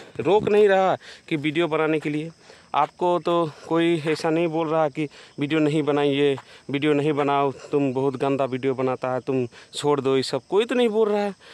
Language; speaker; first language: Hindi; non-native, local second language; Bangla